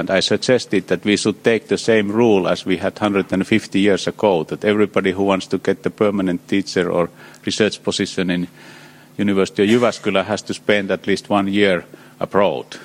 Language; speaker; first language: English; non-native, fluent; Finnish